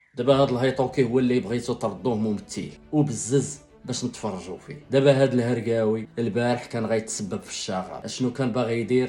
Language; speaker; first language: Arabic; native; Arabic